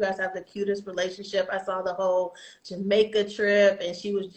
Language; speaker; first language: English; native; English